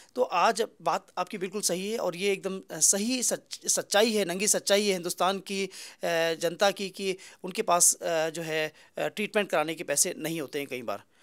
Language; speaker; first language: Hindi; native; Hindi